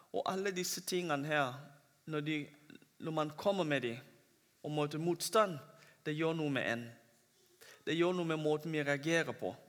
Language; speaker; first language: Norwegian; non-native, fluent; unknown